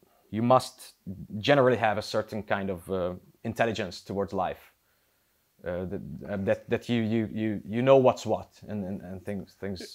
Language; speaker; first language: English; non-native, fluent; Hungarian